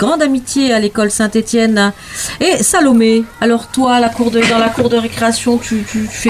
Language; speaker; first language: French; native; French